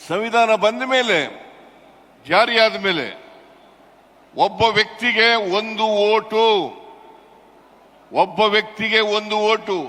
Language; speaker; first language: Kannada; native; Kannada